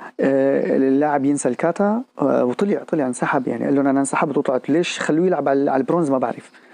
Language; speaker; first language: Arabic; native; Arabic